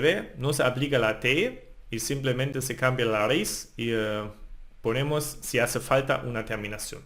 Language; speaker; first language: Spanish; non-native, fluent; German